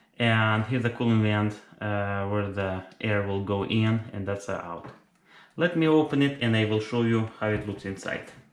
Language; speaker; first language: English; non-native, fluent; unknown